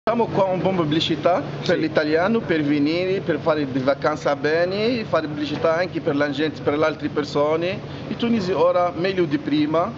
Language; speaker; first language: Italian; non-native, learner; Arabic